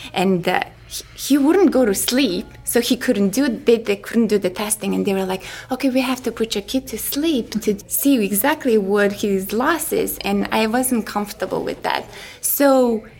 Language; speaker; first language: English; non-native, fluent; Mongolian